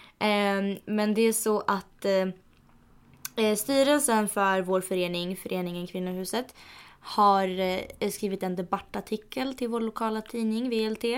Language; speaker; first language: Swedish; early bilingual, other home language; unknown